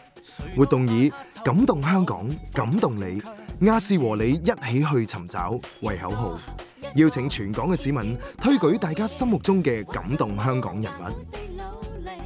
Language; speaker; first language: Cantonese; native; Cantonese